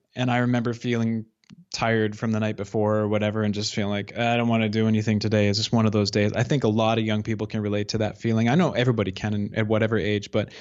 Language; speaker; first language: English; native; English